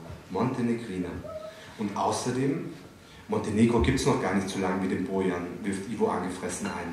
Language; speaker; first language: German; native; German